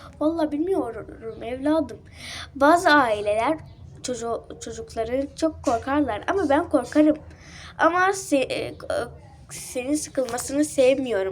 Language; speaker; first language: Turkish; early bilingual, other home language; Arabic